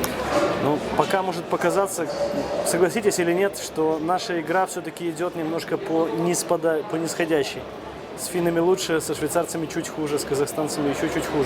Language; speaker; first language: Russian; native; Russian